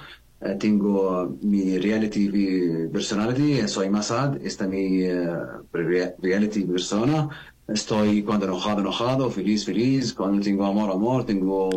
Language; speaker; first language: Spanish; non-native, learner; Arabic